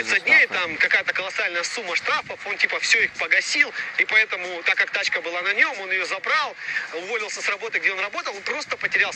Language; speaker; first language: Russian; native; Russian